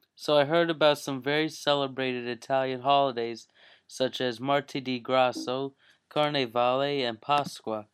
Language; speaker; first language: English; native; English